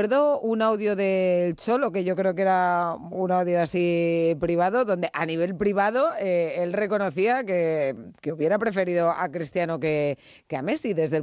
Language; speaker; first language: Spanish; native; Spanish